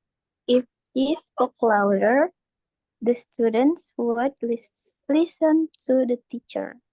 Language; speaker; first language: English; non-native, learner; Indonesian